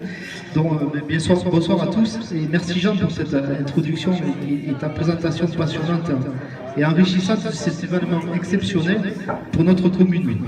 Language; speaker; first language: French; native; French